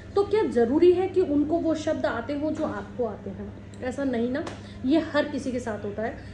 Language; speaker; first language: Hindi; native; Hindi